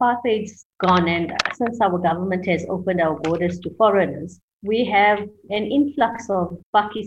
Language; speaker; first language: English; native; English